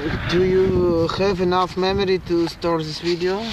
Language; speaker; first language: English; non-native, learner; Russian